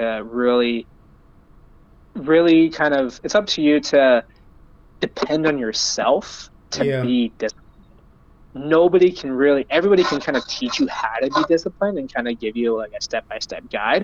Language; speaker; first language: English; native; English